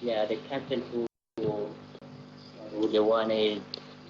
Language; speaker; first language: English; non-native, learner; Vietnamese